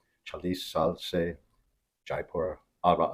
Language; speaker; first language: Hindi; non-native, fluent; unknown